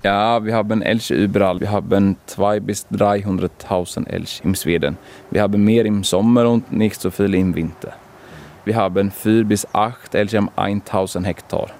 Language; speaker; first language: German; non-native, learner; Swedish